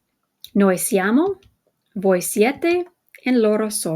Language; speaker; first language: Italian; non-native, fluent; English